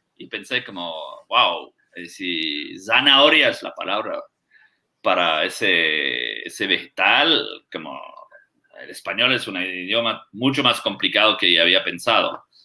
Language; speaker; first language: Spanish; non-native, fluent; French